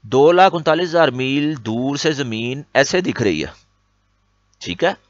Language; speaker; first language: Urdu; native; Urdu